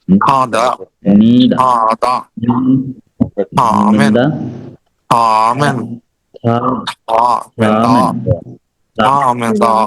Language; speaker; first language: Chinese; non-native, learner; Bangla